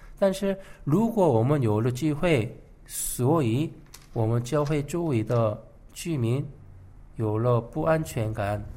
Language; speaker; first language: Chinese; non-native, fluent; Korean